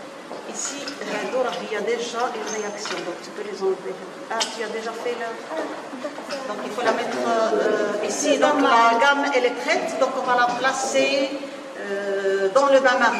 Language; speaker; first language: French; non-native, local second language; Arabic